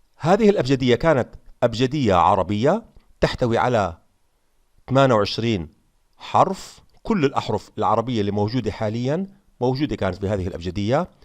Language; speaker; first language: Arabic; native; Arabic